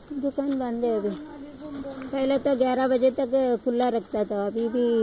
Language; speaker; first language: Hindi; non-native, local second language; Tamil